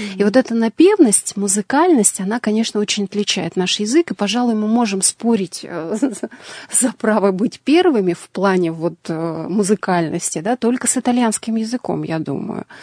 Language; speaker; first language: Russian; native; Russian